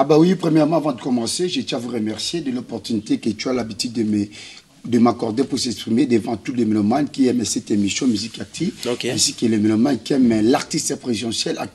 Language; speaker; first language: French; non-native, local second language; Lingala